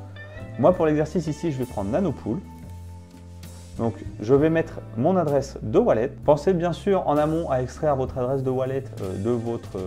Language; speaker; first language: French; native; French